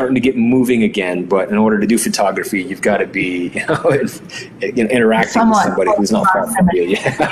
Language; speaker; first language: English; early bilingual, other home language; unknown